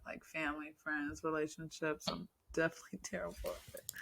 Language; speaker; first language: English; native; English